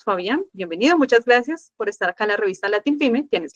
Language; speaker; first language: Spanish; native; Spanish